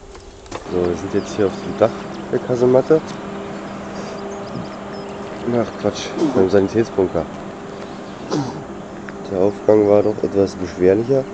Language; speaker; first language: German; native; German